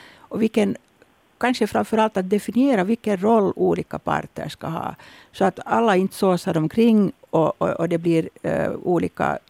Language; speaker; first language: Swedish; native; Swedish